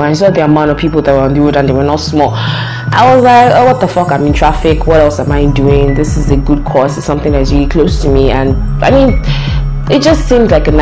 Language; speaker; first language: English; non-native, local second language; Yoruba